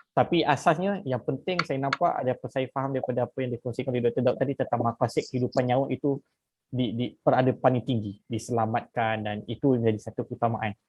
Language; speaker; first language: Malay; native; Malay